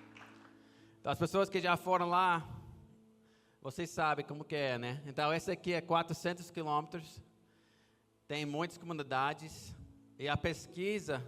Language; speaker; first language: Portuguese; non-native, fluent; English